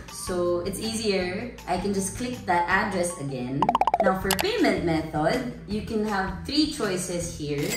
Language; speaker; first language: English; non-native, local second language; Filipino